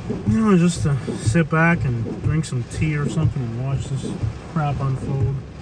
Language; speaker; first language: English; early bilingual, other home language; Spanish